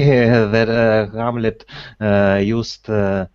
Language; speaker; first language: English; non-native, learner; Russian